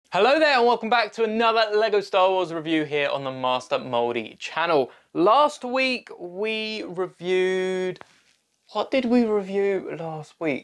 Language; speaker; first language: English; native; English